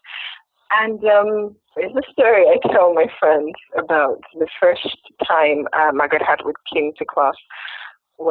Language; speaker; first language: English; non-native, local second language; Yoruba